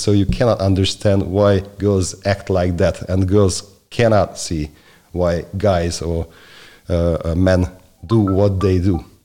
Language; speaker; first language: English; non-native, fluent; Hungarian